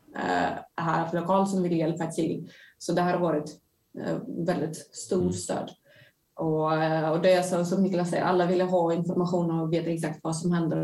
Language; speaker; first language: Swedish; non-native, fluent; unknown